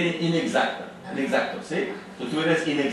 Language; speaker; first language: Spanish; non-native, fluent; French